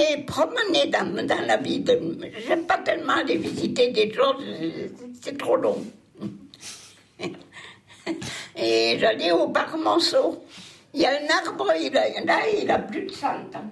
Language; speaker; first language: French; native; French